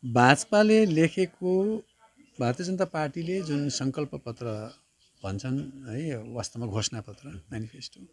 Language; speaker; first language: Nepali; native; Nepali